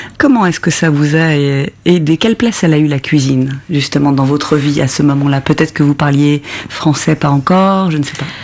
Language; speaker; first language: French; native; French